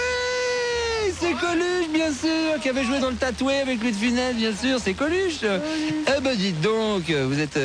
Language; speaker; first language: French; native; French